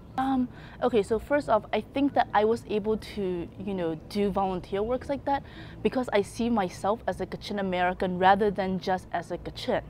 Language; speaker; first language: English; early bilingual, other home language; Kachin